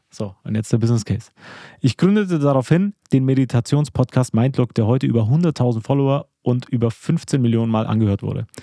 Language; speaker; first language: German; early bilingual, other home language; Albanian